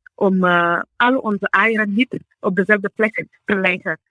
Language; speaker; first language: Dutch; non-native, fluent; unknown